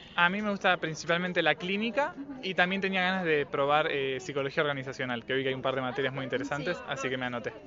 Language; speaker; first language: Spanish; native; Spanish